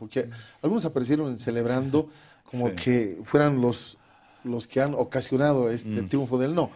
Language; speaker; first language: Spanish; native; Spanish